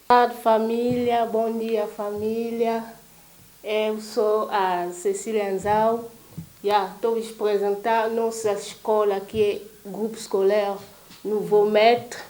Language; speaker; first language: Portuguese; non-native, learner; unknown